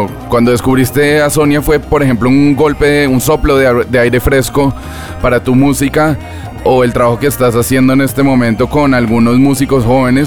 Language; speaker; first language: Spanish; native; Spanish